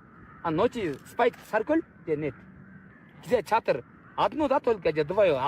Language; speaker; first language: Russian; non-native, learner; Kyrgyz